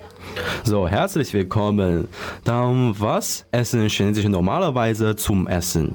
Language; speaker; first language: German; non-native, learner; Chinese